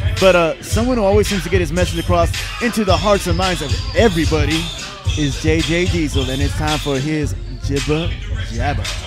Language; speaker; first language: English; native; English